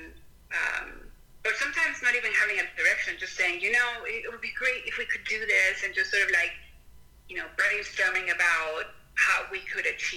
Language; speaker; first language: English; non-native, fluent; Spanish